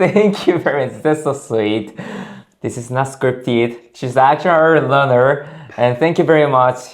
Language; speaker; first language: English; non-native, fluent; Korean